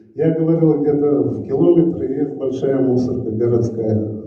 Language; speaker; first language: Russian; non-native, local second language; Kazakh